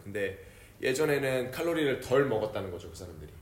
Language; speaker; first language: Korean; early bilingual, heritage; Korean